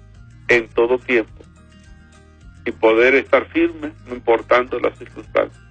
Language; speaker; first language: Spanish; native; Spanish